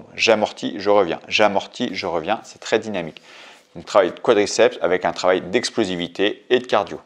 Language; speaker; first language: French; native; French